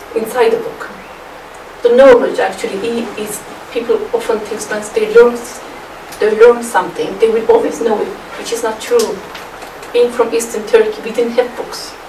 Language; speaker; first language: English; non-native, fluent; Turkish